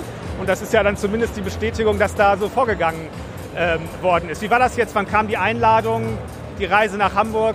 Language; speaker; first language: German; native; German